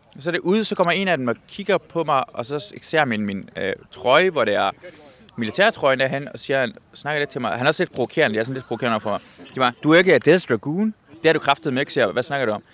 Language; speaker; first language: Danish; non-native, fluent; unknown